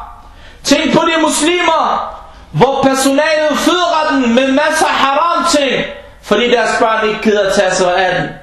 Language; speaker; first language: Danish; non-native, local second language; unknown